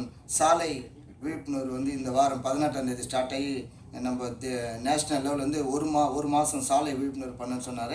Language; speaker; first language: Tamil; native; Tamil